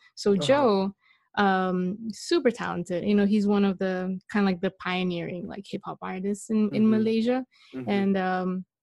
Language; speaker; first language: English; non-native, local second language; Malay